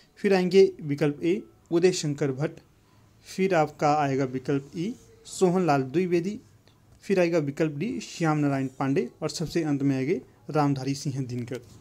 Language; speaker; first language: Hindi; native; Hindi